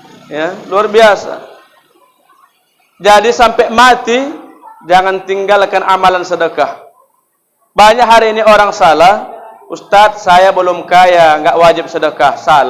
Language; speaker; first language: Indonesian; native; Indonesian